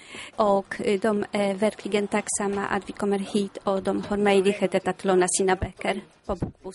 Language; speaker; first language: Swedish; non-native, fluent; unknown